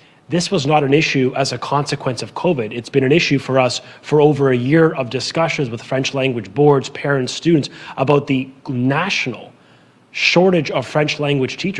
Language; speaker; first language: English; native; English